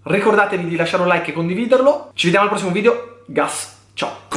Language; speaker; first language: Italian; native; Italian